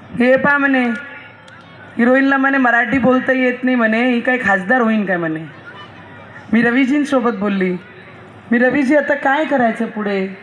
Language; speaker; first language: Marathi; non-native, local second language; Hindi